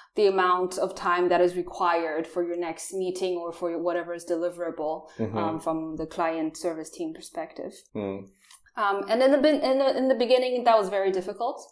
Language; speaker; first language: English; non-native, fluent; Chinese